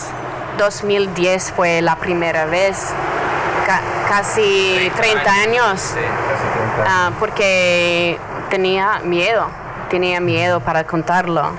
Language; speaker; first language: Spanish; non-native, learner; English